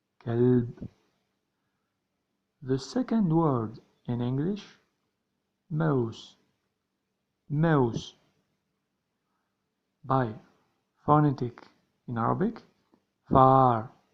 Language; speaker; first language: English; non-native, learner; Arabic